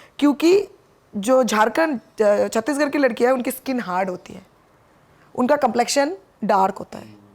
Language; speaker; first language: Hindi; non-native, local second language; Bangla